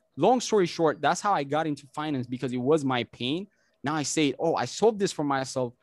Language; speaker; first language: English; non-native, fluent; Amharic